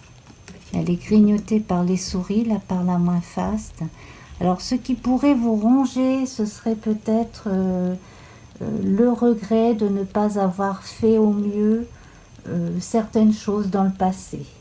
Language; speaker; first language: French; native; French